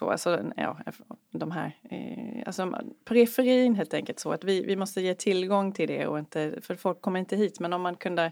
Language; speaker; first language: Swedish; non-native, fluent; English